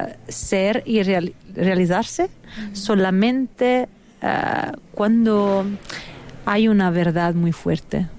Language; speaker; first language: Spanish; non-native, fluent; Italian